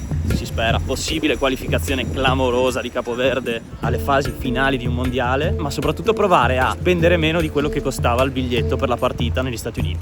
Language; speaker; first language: Italian; native; Italian